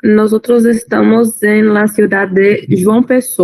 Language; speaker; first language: Spanish; non-native, learner; Portuguese